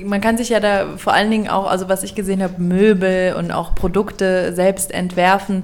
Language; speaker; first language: German; native; German